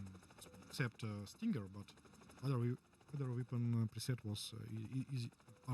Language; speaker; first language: English; non-native, learner; Russian